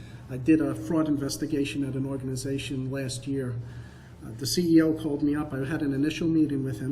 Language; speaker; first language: English; native; English